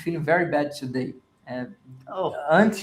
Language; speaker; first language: English; non-native, learner; Portuguese